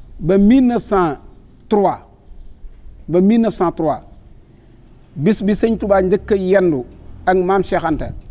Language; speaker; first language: Wolof; native; Wolof